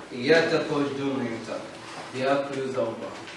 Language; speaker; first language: Ukrainian; non-native, learner; Arabic